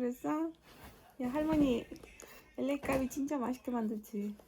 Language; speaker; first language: Korean; non-native, fluent; Spanish